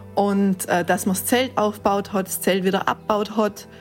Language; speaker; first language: German; native; German